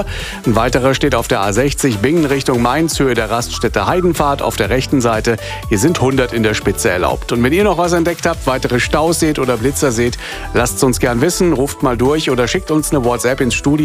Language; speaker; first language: German; native; German